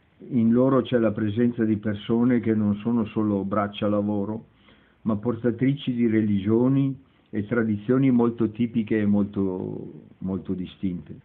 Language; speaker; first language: Italian; native; Italian